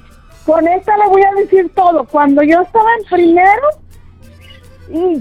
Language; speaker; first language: Spanish; native; Spanish